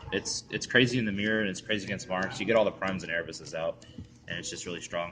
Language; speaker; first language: English; native; English